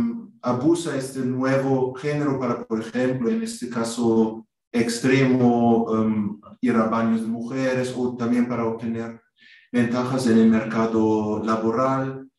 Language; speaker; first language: Spanish; non-native, fluent; German